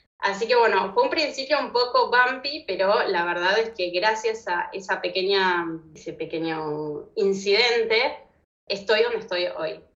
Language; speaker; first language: Spanish; native; Spanish